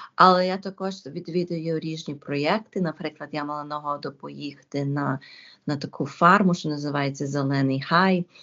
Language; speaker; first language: Ukrainian; early bilingual, heritage; Ukrainian